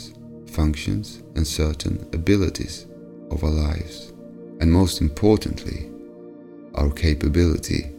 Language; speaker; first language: English; non-native, fluent; Swedish